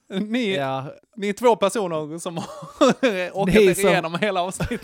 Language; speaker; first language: Swedish; native; Swedish